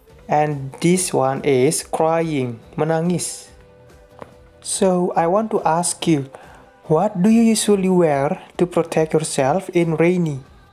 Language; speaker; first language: English; non-native, fluent; Indonesian